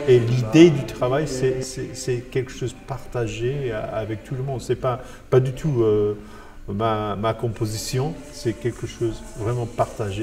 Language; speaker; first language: French; non-native, fluent; English